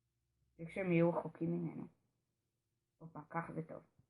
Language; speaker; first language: Hebrew; native; Hebrew